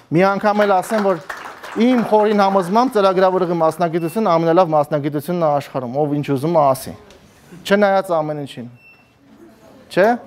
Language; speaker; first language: Armenian; native; Armenian